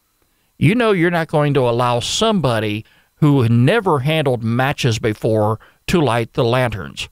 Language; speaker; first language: English; native; English